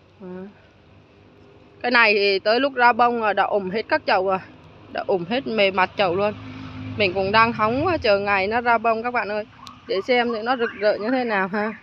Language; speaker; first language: Vietnamese; native; Vietnamese